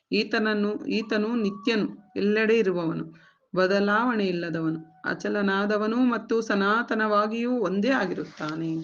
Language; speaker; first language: Kannada; native; Kannada